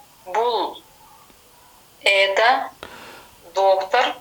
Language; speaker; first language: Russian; non-native, learner; Kyrgyz